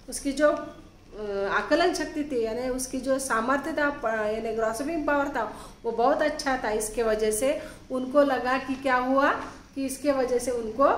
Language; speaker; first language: Hindi; non-native, local second language; Marathi